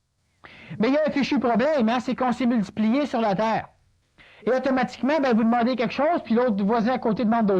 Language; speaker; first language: French; native; French